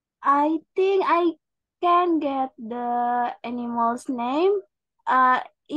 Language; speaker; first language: English; non-native, learner; Indonesian